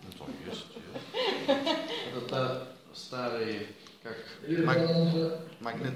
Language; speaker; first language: Russian; non-native, fluent; Dutch